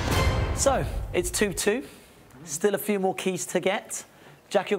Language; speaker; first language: English; native; English